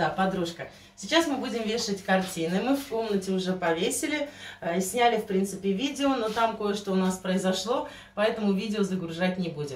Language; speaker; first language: Russian; native; Russian